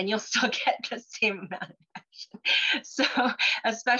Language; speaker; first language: English; early bilingual, other home language; Cantonese